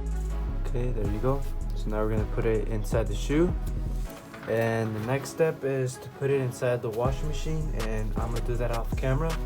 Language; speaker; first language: English; native; English